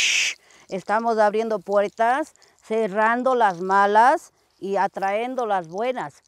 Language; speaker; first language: Spanish; native; Spanish